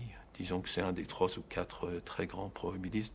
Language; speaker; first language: French; native; French